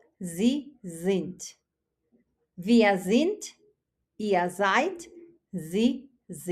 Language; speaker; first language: German; non-native, fluent; Spanish